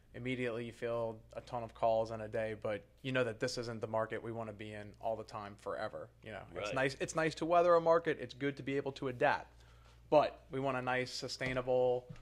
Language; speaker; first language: English; native; English